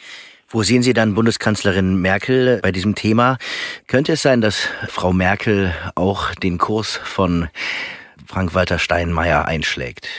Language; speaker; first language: German; native; German